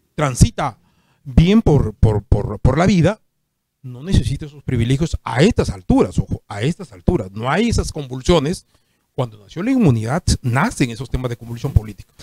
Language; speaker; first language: Spanish; native; Spanish